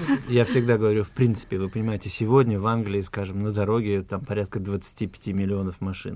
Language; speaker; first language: Russian; native; Russian